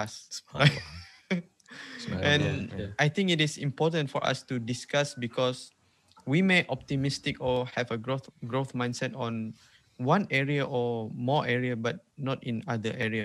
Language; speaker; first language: English; non-native, local second language; Malay